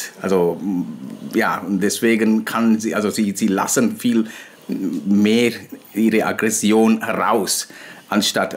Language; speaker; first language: German; non-native, fluent; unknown